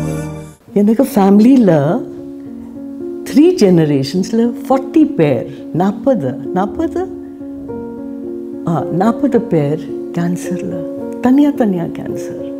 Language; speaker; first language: Tamil; non-native, learner; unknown